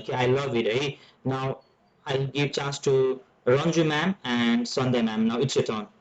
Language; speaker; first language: English; non-native, fluent; Nepali